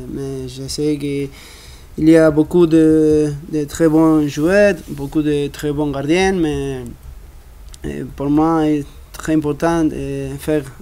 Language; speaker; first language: French; non-native, learner; Spanish